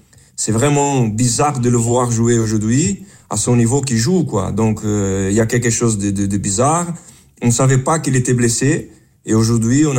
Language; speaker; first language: French; non-native, fluent; Portuguese